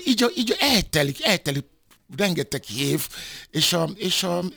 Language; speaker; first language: Hungarian; non-native, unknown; Yoruba